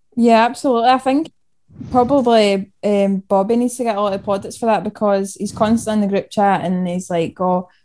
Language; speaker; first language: English; native; English